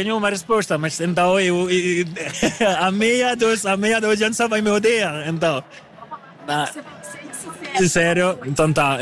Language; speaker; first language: Portuguese; non-native, fluent; French